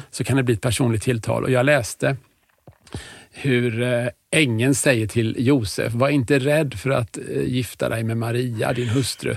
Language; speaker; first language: Swedish; native; Swedish